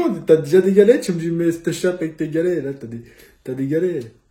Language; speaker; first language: French; native; French